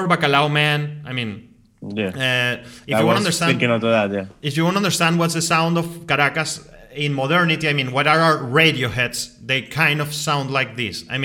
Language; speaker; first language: English; non-native, fluent; Spanish